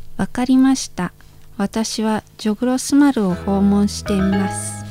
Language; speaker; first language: Japanese; non-native, learner; Indonesian